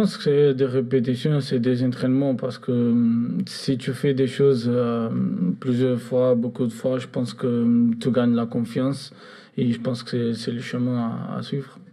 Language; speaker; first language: French; non-native, fluent; Portuguese